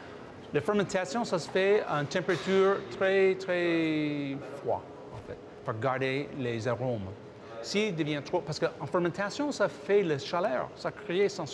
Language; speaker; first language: French; non-native, fluent; English